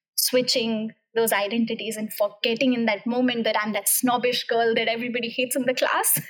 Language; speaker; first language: English; non-native, local second language; Hindi